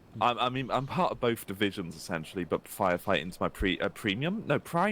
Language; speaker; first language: English; native; English